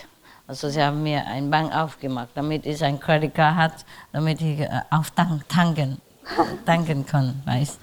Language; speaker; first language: German; non-native, learner; Vietnamese